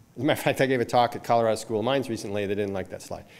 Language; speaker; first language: English; native; English